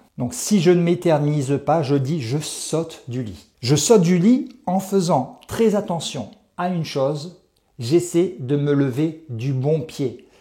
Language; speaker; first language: French; native; French